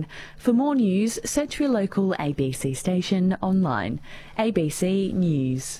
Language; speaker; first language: English; native; English